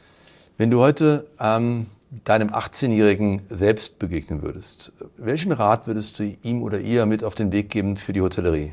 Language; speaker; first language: German; native; German